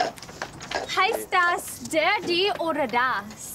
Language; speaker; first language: German; non-native, learner; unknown